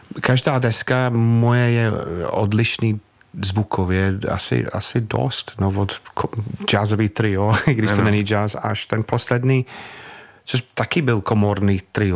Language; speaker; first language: Czech; non-native, fluent; English